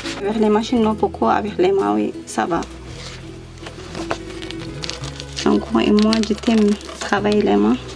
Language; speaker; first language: French; non-native, learner; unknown